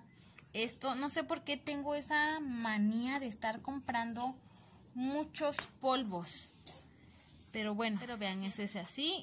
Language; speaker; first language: Spanish; native; Spanish